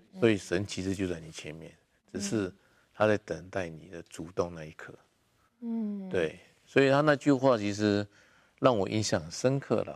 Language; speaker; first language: Chinese; native; Chinese